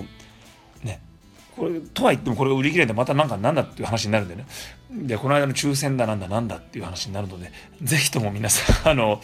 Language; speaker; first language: Japanese; native; Japanese